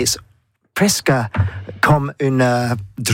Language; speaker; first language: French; non-native, learner; English